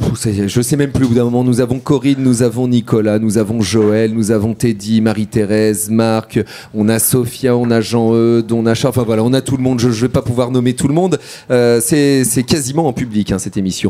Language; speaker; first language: French; native; French